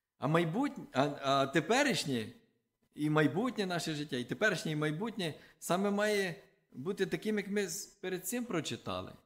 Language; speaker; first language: Ukrainian; non-native, local second language; Russian